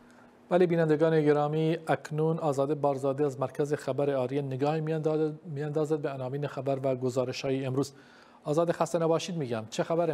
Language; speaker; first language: Persian; non-native, local second language; Kurdish